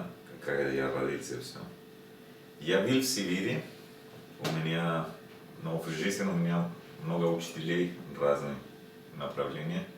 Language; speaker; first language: Russian; non-native, learner; Spanish